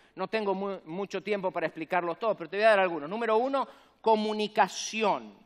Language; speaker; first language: Spanish; native; Spanish